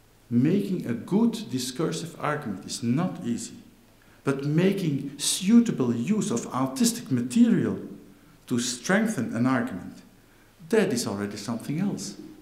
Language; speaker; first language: English; non-native, fluent; Dutch